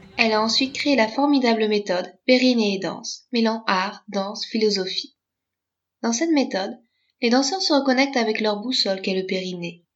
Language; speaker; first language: French; native; French